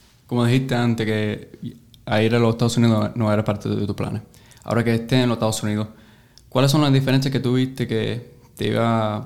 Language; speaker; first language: Spanish; early bilingual, heritage; English